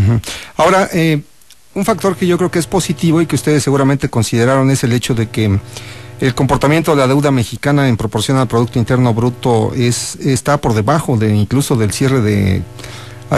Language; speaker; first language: Spanish; native; Spanish